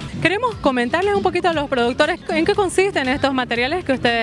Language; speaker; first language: Spanish; native; Spanish